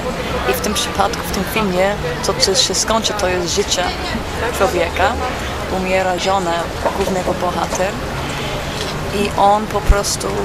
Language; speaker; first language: Polish; non-native, fluent; English